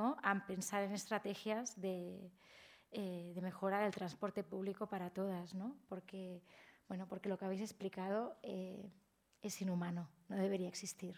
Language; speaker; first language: Spanish; native; Spanish